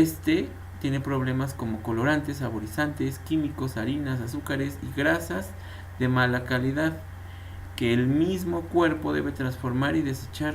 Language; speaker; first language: Spanish; native; Spanish